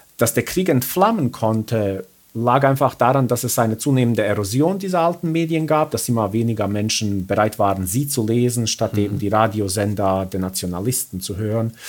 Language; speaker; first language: German; early bilingual, other home language; Bosnian